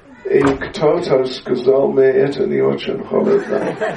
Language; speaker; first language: Russian; non-native, learner; English